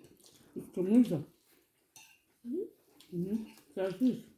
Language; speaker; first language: German; non-native, learner; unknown